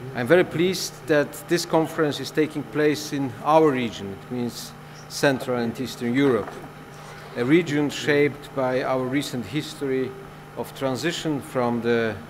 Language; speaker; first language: English; non-native, fluent; Polish